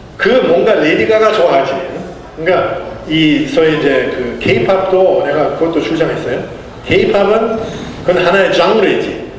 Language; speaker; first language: Korean; native; Korean